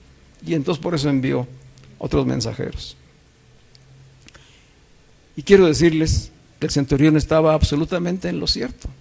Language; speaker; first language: Spanish; native; Spanish